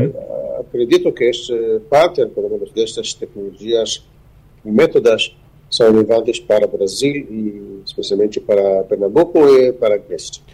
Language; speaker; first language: Portuguese; non-native, fluent; Hebrew